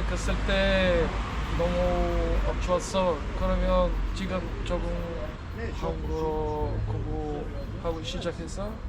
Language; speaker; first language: Korean; non-native, learner; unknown